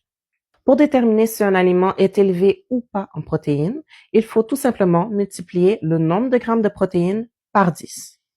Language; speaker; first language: French; native; French